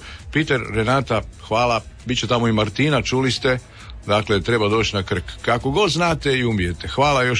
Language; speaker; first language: Serbian; native; Serbian